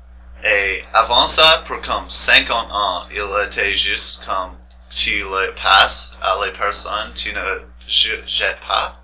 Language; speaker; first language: French; non-native, learner; English